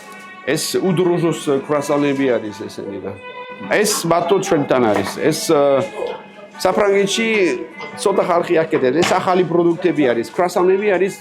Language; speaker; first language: Georgian; non-native, learner; French